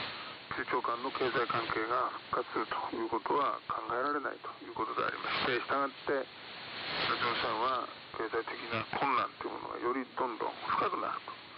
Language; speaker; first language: Japanese; native; Japanese